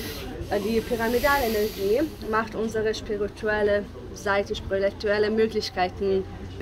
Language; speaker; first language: German; non-native, learner; Bosnian